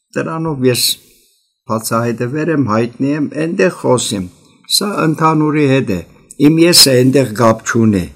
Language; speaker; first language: Armenian; early bilingual, heritage; Armenian